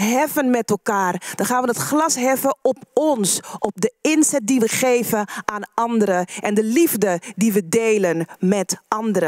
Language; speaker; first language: Dutch; native; Dutch